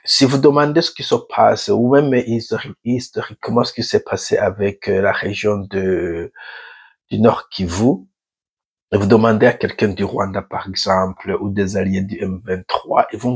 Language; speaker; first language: French; non-native, local second language; Rundi